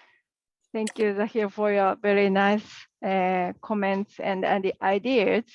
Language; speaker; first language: English; non-native, learner; Japanese